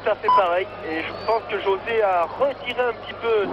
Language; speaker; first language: French; native; French